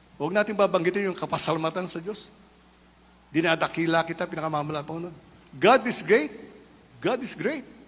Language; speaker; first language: Filipino; non-native, local second language; Iloko